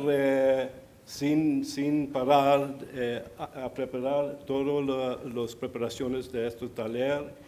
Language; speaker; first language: Spanish; early bilingual, heritage; Spanish